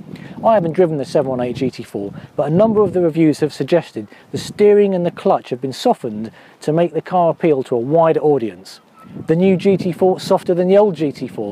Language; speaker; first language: English; native; English